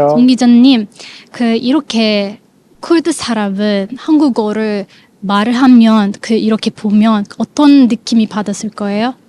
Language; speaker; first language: Korean; non-native, learner; Central Kurdish